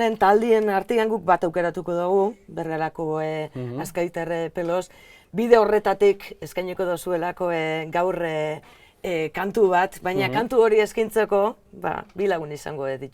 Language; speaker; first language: Basque; native; Basque